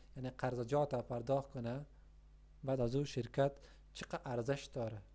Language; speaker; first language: Persian; non-native, local second language; Pashto